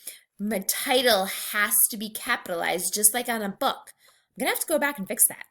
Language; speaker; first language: English; native; English